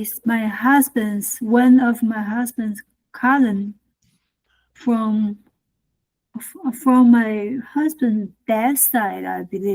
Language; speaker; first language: English; non-native, learner; Chinese